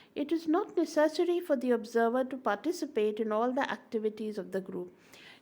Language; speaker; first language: English; non-native, local second language; Hindi